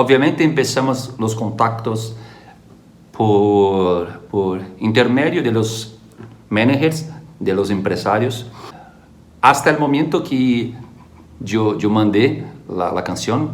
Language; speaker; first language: Spanish; non-native, fluent; Portuguese